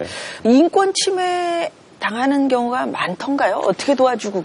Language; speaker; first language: Korean; native; Korean